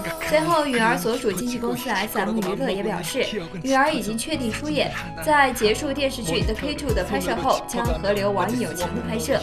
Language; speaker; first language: Chinese; native; Chinese